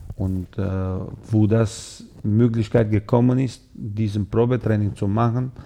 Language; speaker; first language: German; non-native, fluent; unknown